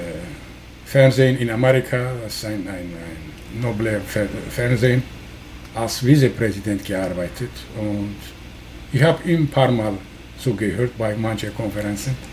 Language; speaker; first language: German; non-native, learner; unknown